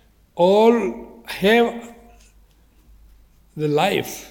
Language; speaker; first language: English; non-native, learner; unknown